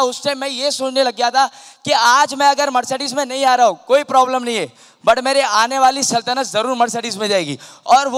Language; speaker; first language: Hindi; non-native, local second language; Urdu